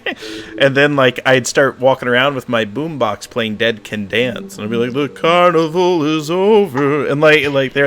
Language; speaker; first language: English; native; English